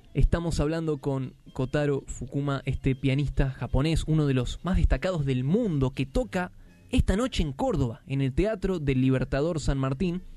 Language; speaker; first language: Spanish; native; Spanish